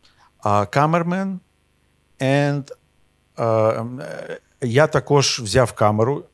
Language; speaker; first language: Ukrainian; non-native, local second language; Russian